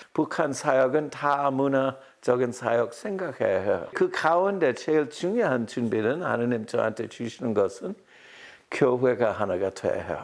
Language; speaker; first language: Korean; non-native, fluent; English